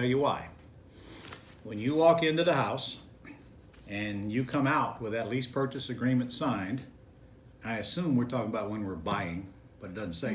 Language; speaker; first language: English; native; English